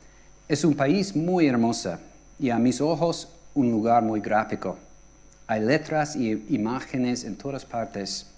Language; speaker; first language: Spanish; non-native, fluent; English